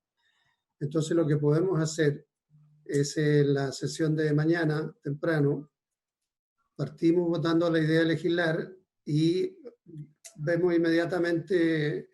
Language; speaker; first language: Spanish; native; Spanish